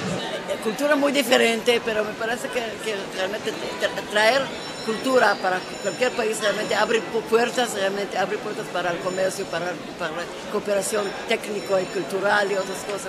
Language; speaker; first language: Spanish; non-native, fluent; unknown